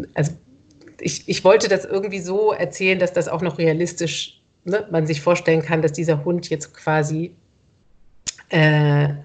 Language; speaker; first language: German; native; German